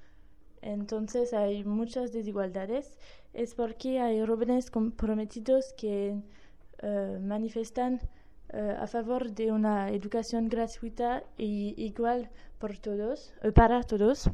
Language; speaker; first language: Spanish; non-native, learner; French